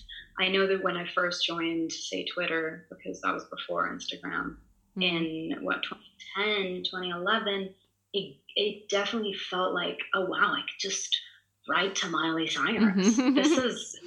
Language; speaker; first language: English; non-native, fluent; Italian